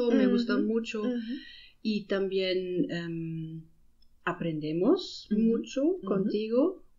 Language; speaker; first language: Spanish; non-native, learner; German